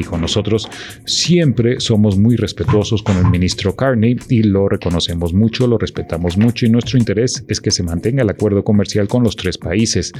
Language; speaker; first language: Spanish; native; Spanish